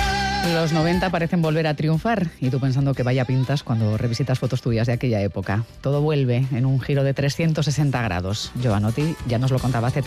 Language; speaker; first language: Spanish; native; Spanish